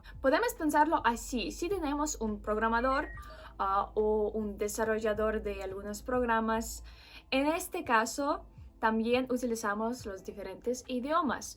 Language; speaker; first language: Spanish; non-native, fluent; Russian